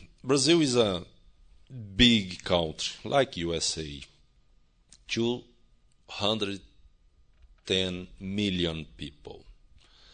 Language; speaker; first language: English; non-native, learner; Portuguese